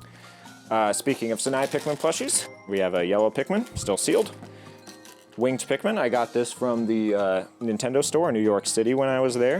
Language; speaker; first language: English; native; English